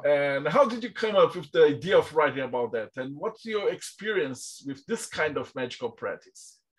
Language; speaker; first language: English; non-native, fluent; Portuguese